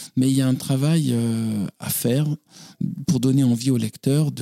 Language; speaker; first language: French; native; French